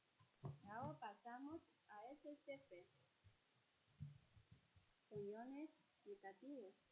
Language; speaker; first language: Spanish; non-native, fluent; Chinese